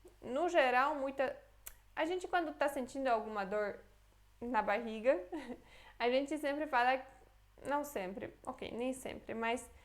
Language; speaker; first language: Portuguese; non-native, fluent; Polish